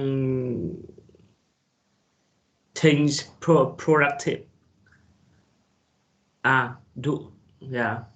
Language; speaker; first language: English; non-native, learner; Vietnamese